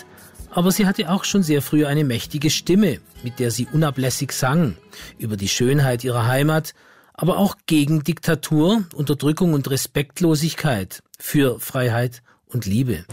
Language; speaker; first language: German; native; German